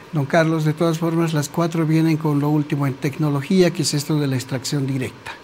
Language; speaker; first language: Spanish; native; Spanish